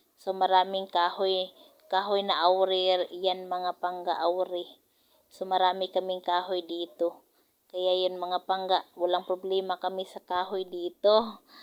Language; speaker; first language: Filipino; non-native, local second language; Cebuano